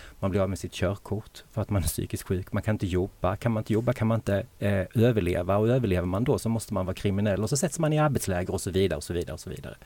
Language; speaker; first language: Swedish; native; Swedish